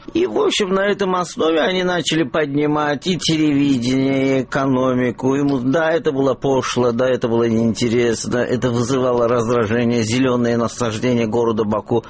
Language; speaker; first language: Russian; non-native, local second language; Azerbaijani